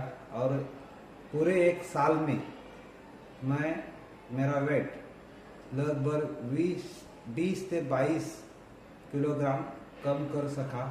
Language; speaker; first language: Hindi; non-native, local second language; Marathi